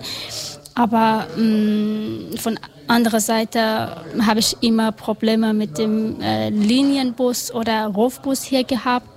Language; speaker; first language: German; non-native, learner; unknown